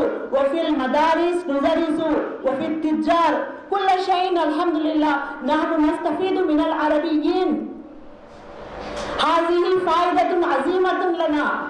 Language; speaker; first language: Arabic; non-native, learner; Urdu